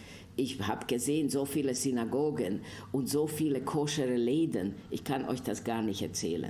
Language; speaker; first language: German; non-native, fluent; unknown